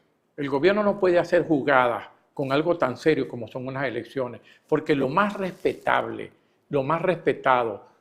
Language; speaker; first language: Spanish; native; Spanish